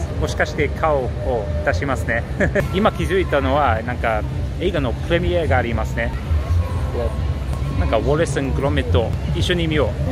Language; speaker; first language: Japanese; non-native, fluent; English